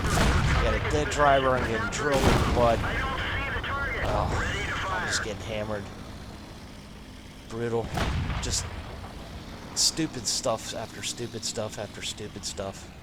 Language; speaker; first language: English; native; English